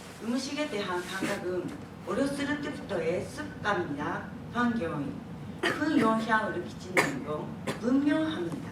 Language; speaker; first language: Korean; non-native, fluent; Japanese